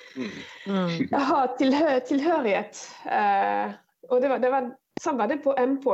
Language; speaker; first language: Norwegian; non-native, fluent; Arabic